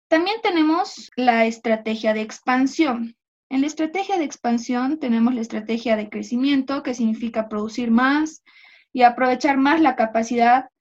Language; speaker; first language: Spanish; native; Spanish